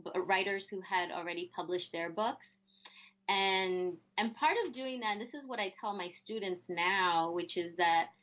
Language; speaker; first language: English; early bilingual, other home language; Spanish